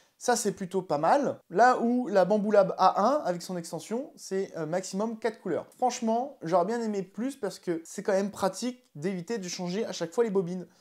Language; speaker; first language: French; native; French